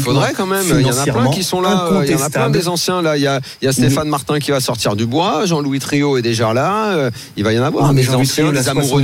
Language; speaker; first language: French; native; French